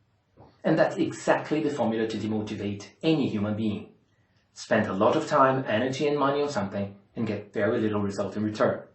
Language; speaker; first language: English; non-native, fluent; Portuguese